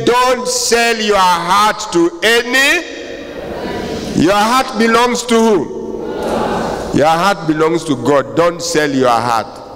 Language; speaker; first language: English; non-native, local second language; Swahili